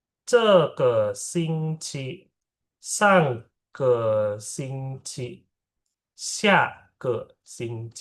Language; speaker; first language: Chinese; non-native, fluent; Indonesian